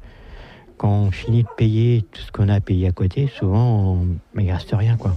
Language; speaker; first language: French; native; French